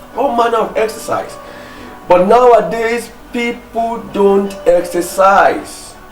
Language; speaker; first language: English; non-native, local second language; Yoruba